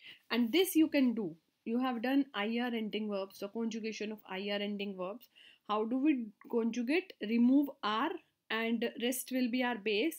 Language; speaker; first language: English; non-native, local second language; Hindi